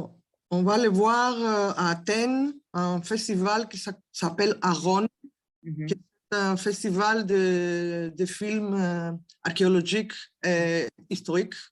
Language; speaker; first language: French; non-native, learner; Greek